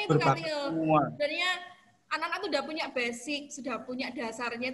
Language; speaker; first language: Indonesian; native; Indonesian